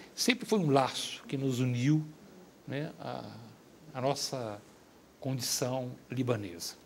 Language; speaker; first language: Portuguese; native; Portuguese